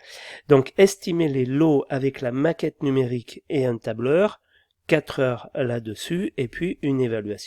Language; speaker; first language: French; native; French